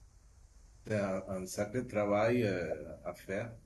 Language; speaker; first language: French; non-native, fluent; Spanish